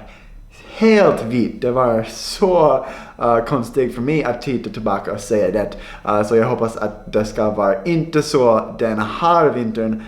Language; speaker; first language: Swedish; non-native, learner; English